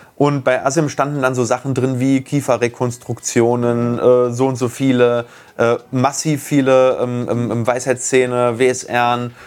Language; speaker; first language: German; native; German